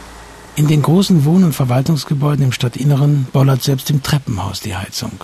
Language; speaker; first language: German; native; German